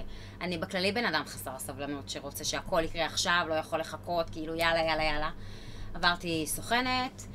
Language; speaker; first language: Hebrew; native; Hebrew